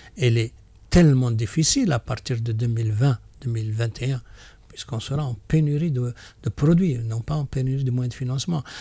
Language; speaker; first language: French; non-native, local second language; Arabic